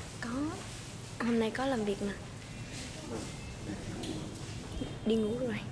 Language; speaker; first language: Vietnamese; native; Vietnamese